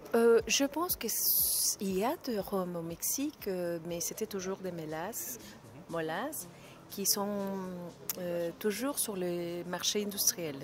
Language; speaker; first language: French; non-native, fluent; Spanish